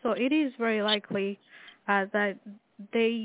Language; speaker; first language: English; non-native, local second language; Nyanja